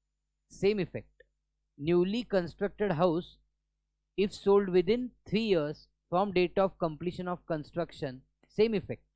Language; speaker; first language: English; non-native, local second language; Hindi